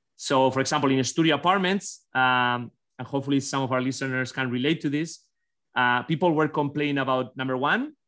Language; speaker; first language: English; non-native, fluent; Spanish